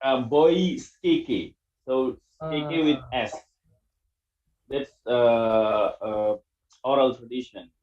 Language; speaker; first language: English; non-native, learner; Indonesian